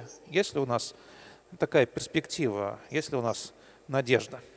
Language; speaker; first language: Russian; native; Russian